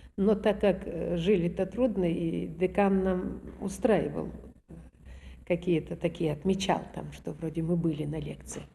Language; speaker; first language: Russian; native; Russian